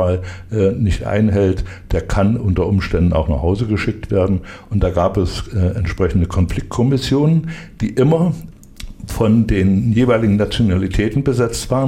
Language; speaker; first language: German; native; German